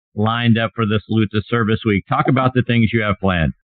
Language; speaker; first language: English; native; English